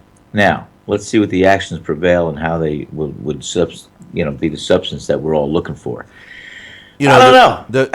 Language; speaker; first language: English; native; English